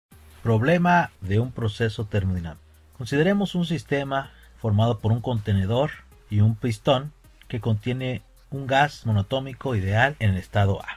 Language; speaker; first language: Spanish; native; Spanish